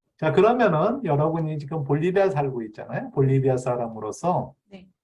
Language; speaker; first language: Korean; native; Korean